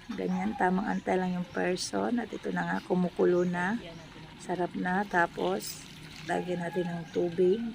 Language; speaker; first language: Filipino; non-native, local second language; Cebuano